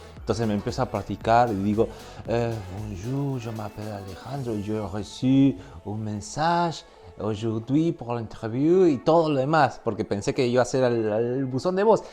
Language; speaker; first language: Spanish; native; Spanish